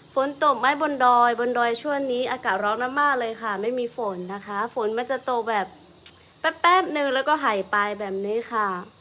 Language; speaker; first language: Thai; non-native, local second language; Lahu